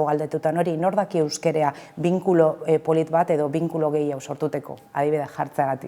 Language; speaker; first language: Basque; native; Basque